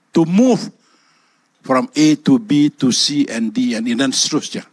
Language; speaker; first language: English; non-native, local second language; Malay